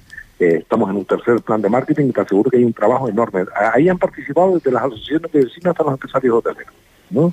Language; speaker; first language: Spanish; native; Spanish